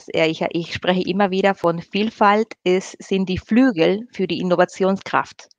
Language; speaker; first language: German; non-native, fluent; Spanish